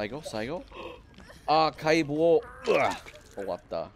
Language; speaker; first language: Japanese; non-native, learner; English